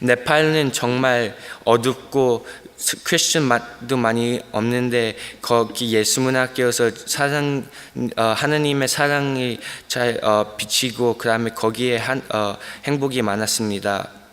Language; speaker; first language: Korean; early bilingual, heritage; Korean